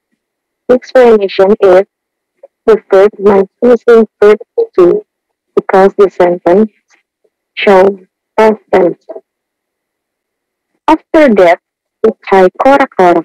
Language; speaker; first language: English; non-native, learner; Indonesian